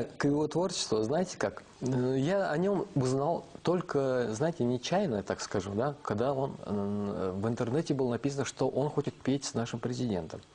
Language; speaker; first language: Russian; non-native, local second language; Kazakh